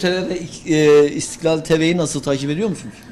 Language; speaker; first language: Turkish; native; Turkish